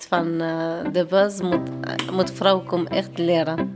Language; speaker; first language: Dutch; non-native, learner; Arabic